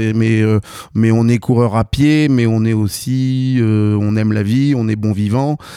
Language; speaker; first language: French; native; French